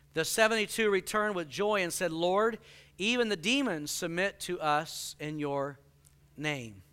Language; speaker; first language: English; native; English